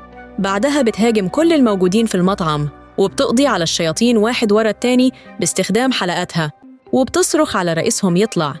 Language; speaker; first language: Arabic; native; Arabic